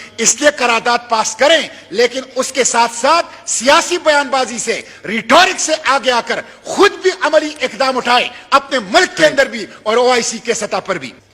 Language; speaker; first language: Urdu; non-native, local second language; Pashto